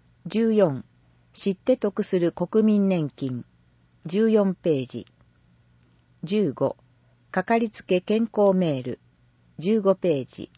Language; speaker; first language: Japanese; native; Japanese